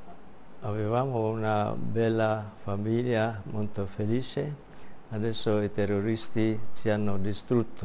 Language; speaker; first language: Italian; non-native, fluent; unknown